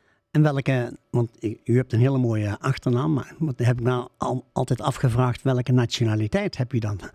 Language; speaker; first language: Dutch; native; Dutch